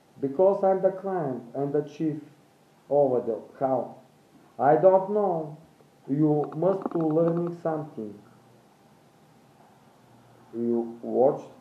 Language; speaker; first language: English; non-native, learner; Bulgarian